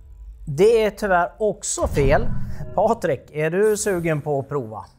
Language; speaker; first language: Swedish; native; Swedish